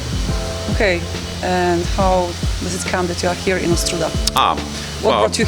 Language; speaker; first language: English; non-native, learner; Polish